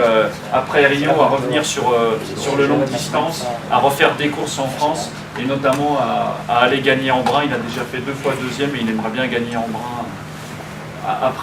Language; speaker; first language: French; native; French